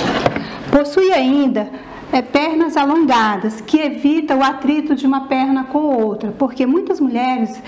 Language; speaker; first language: Portuguese; native; Portuguese